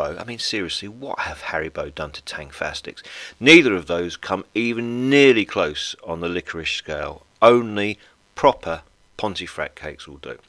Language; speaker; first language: English; native; English